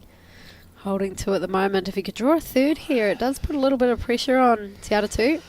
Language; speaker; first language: English; native; English